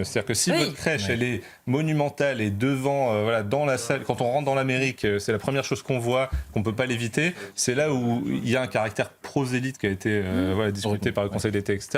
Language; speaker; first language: French; native; French